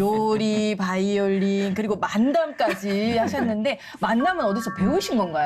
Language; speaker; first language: Korean; native; Korean